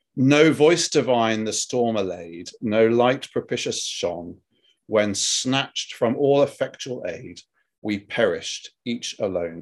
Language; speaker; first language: English; native; English